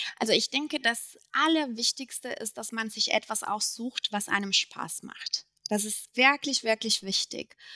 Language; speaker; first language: German; non-native, fluent; Italian